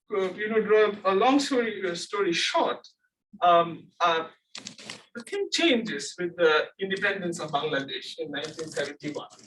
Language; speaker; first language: English; non-native, local second language; Bangla